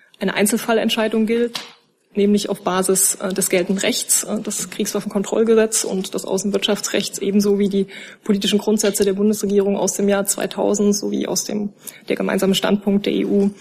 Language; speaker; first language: German; native; German